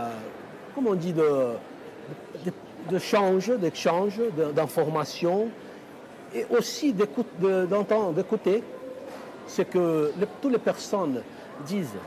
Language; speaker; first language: French; non-native, fluent; Portuguese